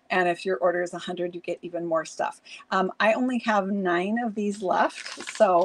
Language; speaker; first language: English; native; English